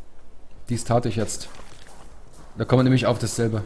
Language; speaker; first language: German; native; German